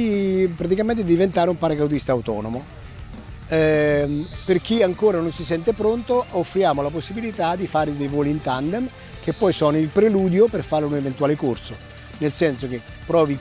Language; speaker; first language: Italian; native; Italian